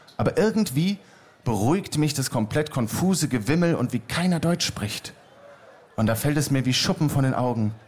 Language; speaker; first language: German; native; German